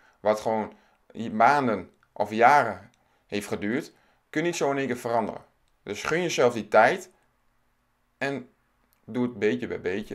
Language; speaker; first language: Dutch; native; Dutch